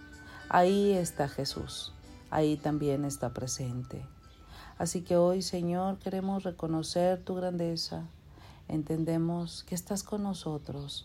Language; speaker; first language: Spanish; native; Spanish